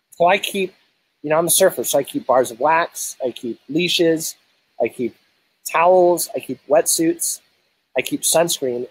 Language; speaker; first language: English; native; English